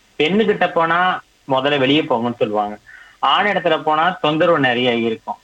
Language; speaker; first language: Tamil; native; Tamil